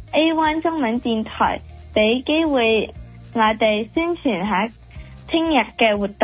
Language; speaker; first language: Cantonese; early bilingual, heritage; Cantonese